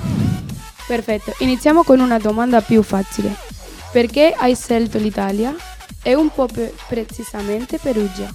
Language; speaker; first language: Italian; non-native, learner; Spanish